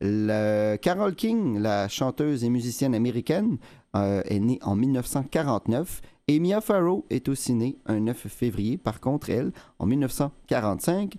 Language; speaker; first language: French; native; French